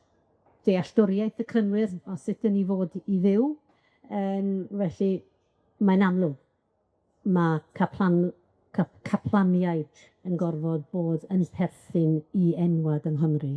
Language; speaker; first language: Welsh; native; Welsh